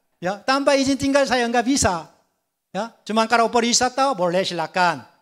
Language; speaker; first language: Indonesian; non-native, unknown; Korean